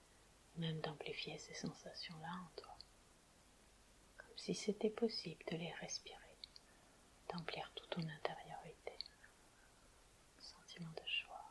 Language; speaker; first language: French; native; French